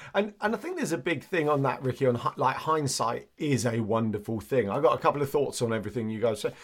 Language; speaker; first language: English; native; English